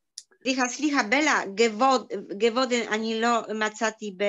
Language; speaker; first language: Hebrew; non-native, learner; Polish